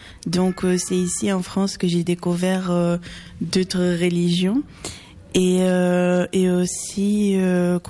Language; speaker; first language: French; non-native, fluent; Portuguese